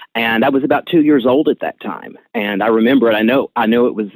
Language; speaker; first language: English; native; English